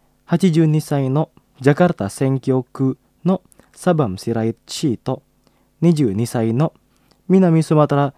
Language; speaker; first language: Japanese; non-native, fluent; Indonesian